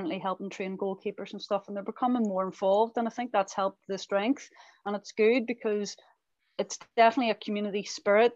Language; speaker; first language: English; native; English